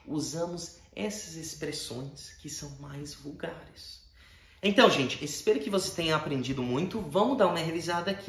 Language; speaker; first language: Portuguese; non-native, fluent; English